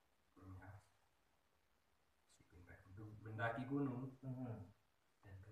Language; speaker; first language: Indonesian; early bilingual, heritage; Dutch